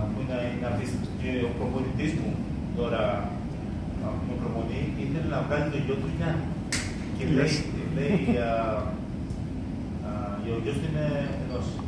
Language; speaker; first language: Greek; early bilingual, other home language; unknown